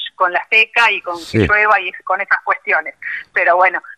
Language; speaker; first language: Spanish; native; Spanish